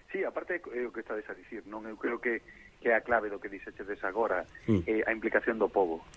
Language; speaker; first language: Galician; native; Galician